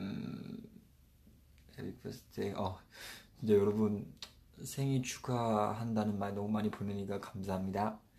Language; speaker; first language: Korean; non-native, fluent; Chinese